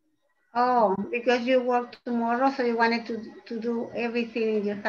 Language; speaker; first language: English; non-native, fluent; Spanish